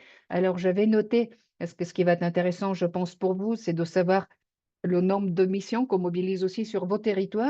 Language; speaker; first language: French; native; French